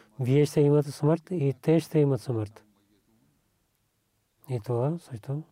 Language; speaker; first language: Bulgarian; non-native, learner; Urdu